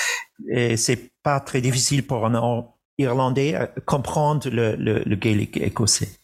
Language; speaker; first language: French; non-native, fluent; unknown